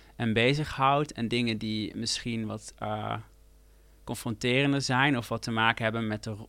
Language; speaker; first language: Dutch; native; Dutch